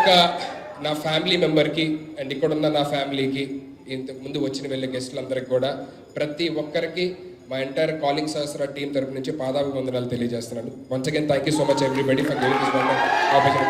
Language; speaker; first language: Telugu; native; Telugu